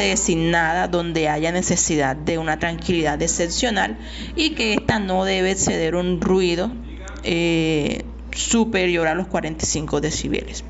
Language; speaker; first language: Spanish; native; Spanish